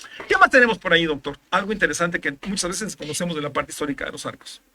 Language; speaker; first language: Spanish; native; Spanish